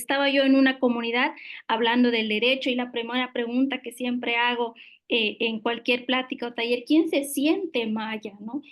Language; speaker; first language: Spanish; non-native, local second language; Yucateco